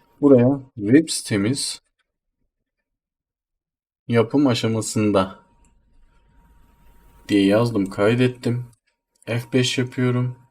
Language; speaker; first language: Turkish; native; Turkish